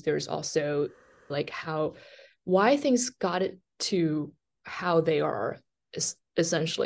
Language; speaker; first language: English; non-native, fluent; Chinese